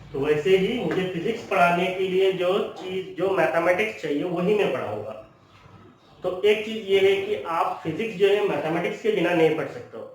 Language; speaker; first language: Hindi; non-native, local second language; Bangla